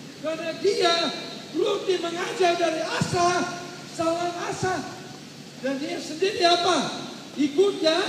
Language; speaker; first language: Indonesian; non-native, learner; English